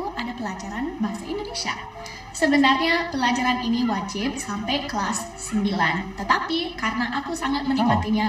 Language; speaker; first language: Indonesian; non-native, fluent; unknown